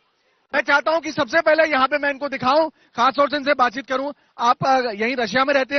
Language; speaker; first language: Hindi; native; Hindi